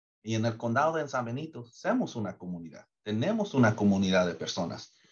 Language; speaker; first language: Spanish; early bilingual, heritage; Spanish